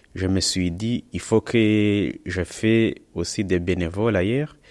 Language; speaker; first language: French; non-native, local second language; Kinyarwanda